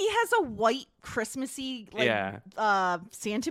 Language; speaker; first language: English; native; English